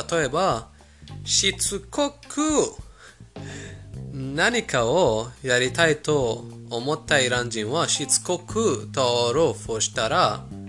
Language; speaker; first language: Japanese; non-native, fluent; Persian